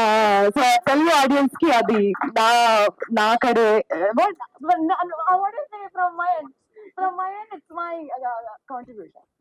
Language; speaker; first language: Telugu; non-native, learner; Kannada